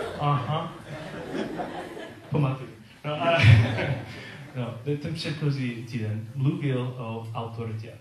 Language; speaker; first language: Czech; non-native, learner; English